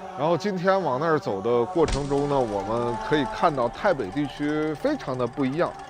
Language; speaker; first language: Chinese; native; Chinese